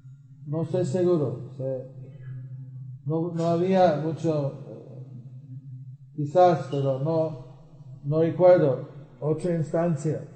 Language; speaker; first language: Spanish; non-native, fluent; English